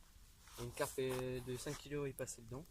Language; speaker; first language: French; native; French